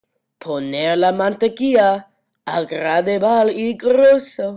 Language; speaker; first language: Spanish; non-native, learner; English